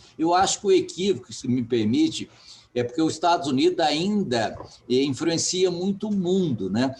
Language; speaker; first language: Portuguese; native; Portuguese